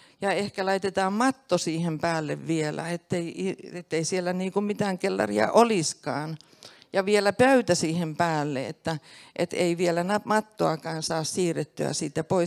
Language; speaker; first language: Finnish; native; Finnish